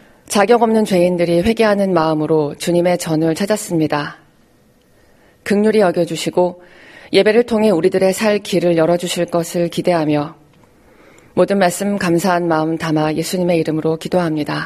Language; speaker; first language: Korean; native; Korean